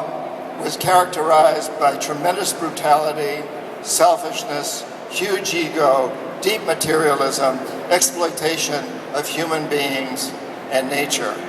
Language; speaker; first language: English; native; English